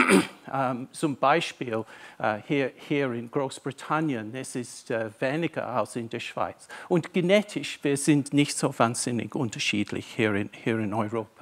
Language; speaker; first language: German; non-native, fluent; English